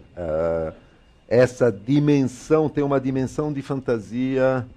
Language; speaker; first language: Portuguese; non-native, fluent; Italian